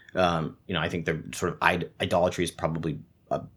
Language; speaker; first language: English; native; English